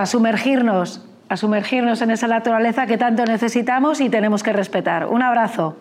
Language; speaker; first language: Spanish; native; Spanish